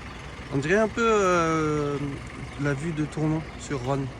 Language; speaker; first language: French; native; French